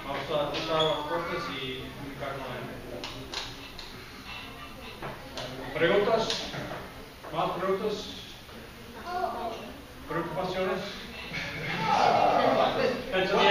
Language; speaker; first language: Spanish; non-native, fluent; English